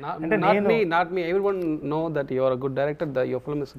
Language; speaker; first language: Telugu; non-native, learner; Tamil